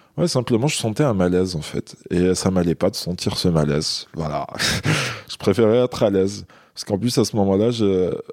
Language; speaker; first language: French; non-native, local second language; Kabyle